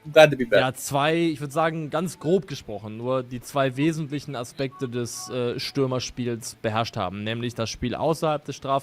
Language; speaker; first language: German; native; German